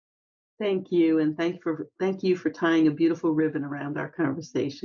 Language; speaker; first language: English; native; English